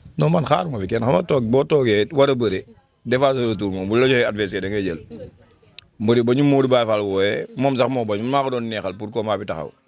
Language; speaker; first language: Wolof; non-native, local second language; Fula